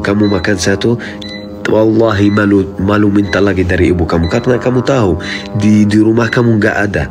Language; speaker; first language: Indonesian; non-native, fluent; Arabic